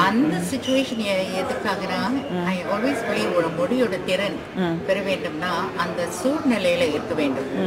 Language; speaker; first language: Tamil; early bilingual, heritage; Tamil